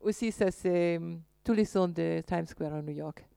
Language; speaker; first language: French; non-native, fluent; German